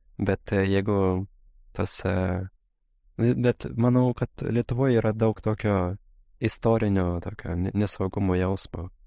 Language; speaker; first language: Lithuanian; non-native, fluent; Russian